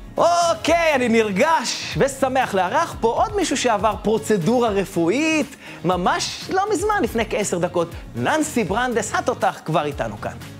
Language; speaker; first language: Hebrew; native; Hebrew